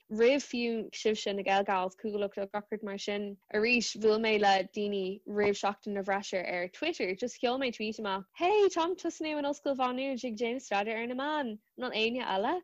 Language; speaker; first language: Irish; native; Irish